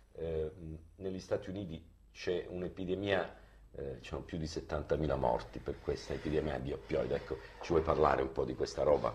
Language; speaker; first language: Italian; native; Italian